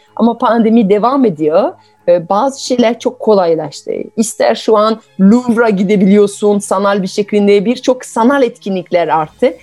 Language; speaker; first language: Turkish; non-native, fluent; French